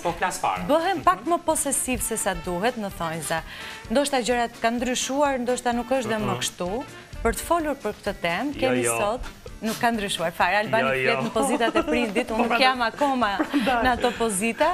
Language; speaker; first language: Albanian; native; Albanian